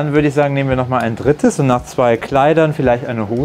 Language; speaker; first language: German; native; German